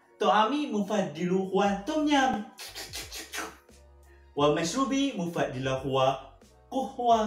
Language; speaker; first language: Arabic; non-native, learner; Malay